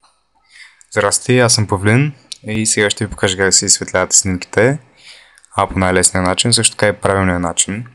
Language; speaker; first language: Bulgarian; native; Bulgarian